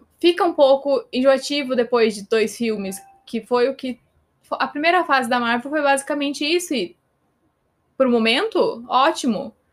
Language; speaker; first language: Portuguese; native; Portuguese